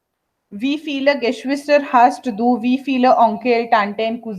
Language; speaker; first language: German; non-native, fluent; Hindi